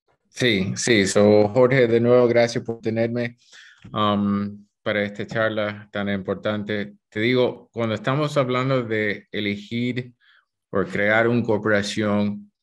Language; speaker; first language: Spanish; early bilingual, heritage; Spanish